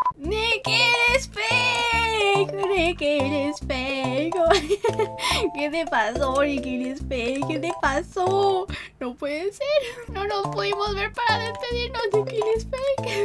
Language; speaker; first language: Spanish; native; Spanish